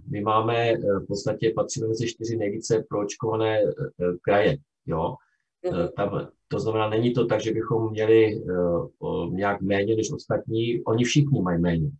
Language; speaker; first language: Czech; native; Czech